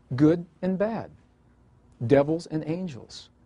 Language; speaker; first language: English; native; English